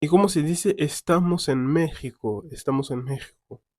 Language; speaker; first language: Spanish; non-native, fluent; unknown